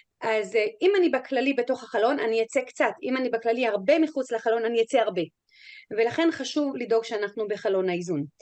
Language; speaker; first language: Hebrew; non-native, fluent; English